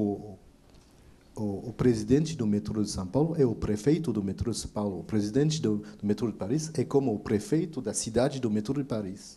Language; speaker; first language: Portuguese; non-native, fluent; French